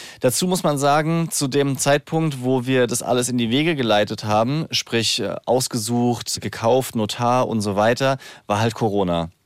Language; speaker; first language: German; native; German